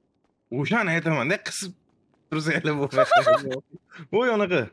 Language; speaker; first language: Turkish; non-native, learner; Uzbek